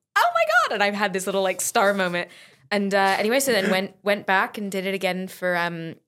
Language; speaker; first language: English; native; English